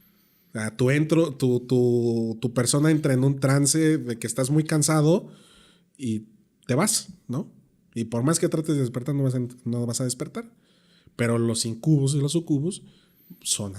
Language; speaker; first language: Spanish; native; Spanish